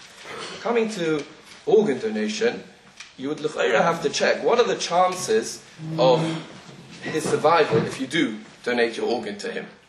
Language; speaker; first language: English; native; English